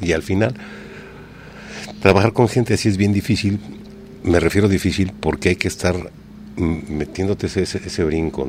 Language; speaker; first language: Spanish; native; Spanish